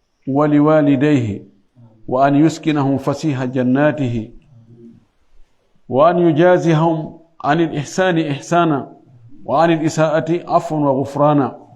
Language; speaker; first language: Arabic; non-native, fluent; Fula